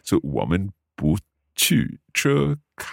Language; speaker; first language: Chinese; non-native, learner; English